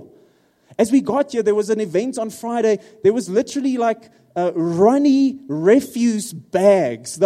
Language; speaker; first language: English; non-native, local second language; Afrikaans